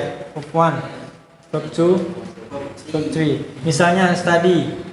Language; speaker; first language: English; non-native, learner; Indonesian